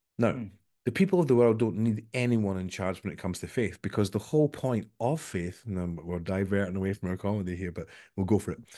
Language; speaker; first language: English; native; English